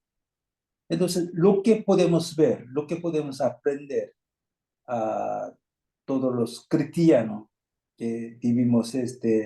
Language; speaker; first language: Spanish; non-native, fluent; Korean